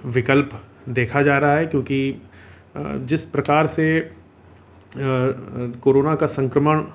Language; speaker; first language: Hindi; native; Hindi